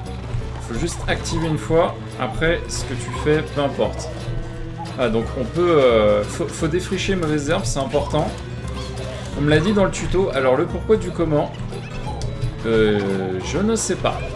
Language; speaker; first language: French; native; French